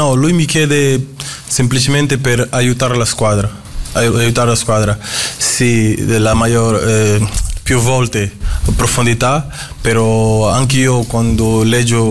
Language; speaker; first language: Italian; non-native, fluent; Portuguese